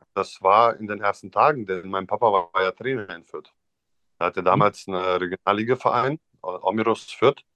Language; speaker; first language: German; non-native, fluent; Serbian